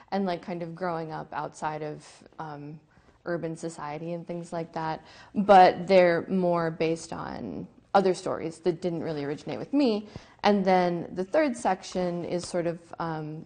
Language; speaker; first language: English; native; English